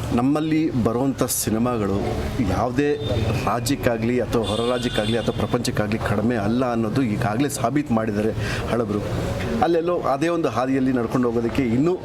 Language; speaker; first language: Kannada; native; Kannada